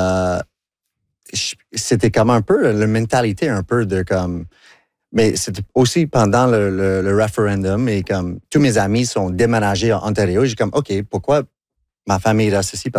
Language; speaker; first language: French; non-native, local second language; English